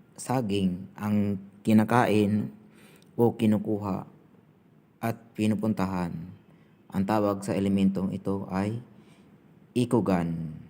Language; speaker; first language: Filipino; non-native, local second language; Cebuano